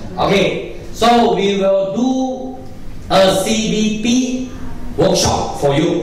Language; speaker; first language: English; non-native, local second language; Min Nan Chinese